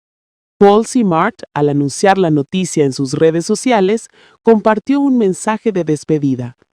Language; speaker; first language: Spanish; native; Spanish